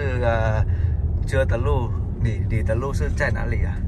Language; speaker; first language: Chinese; non-native, fluent; Vietnamese